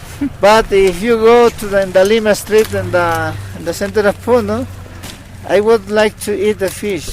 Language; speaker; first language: English; non-native, learner; Spanish